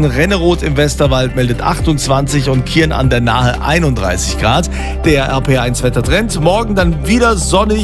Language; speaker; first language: German; native; German